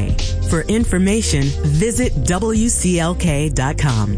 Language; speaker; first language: English; native; English